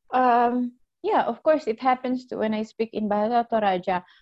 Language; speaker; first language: English; non-native, fluent; Indonesian